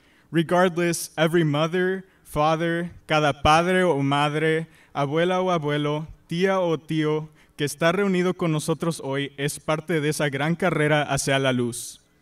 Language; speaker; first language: Spanish; early bilingual, heritage; Spanish